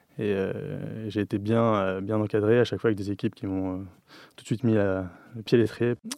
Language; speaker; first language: French; native; French